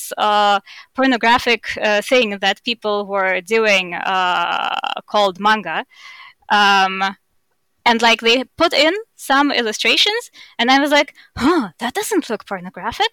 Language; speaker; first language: English; non-native, fluent; Russian